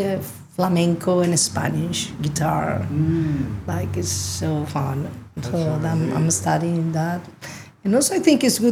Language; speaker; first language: English; non-native, fluent; Spanish